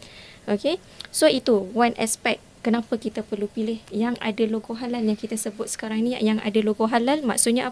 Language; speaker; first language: Malay; native; Malay